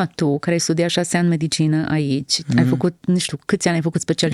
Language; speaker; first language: Romanian; native; Romanian